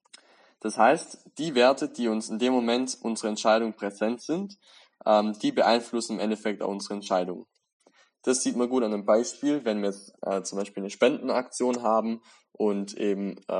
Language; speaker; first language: German; native; German